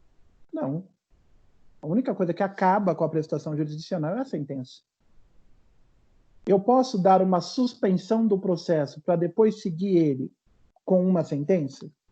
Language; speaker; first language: Portuguese; native; Portuguese